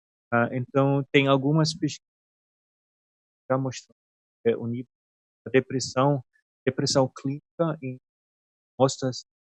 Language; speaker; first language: Portuguese; non-native, fluent; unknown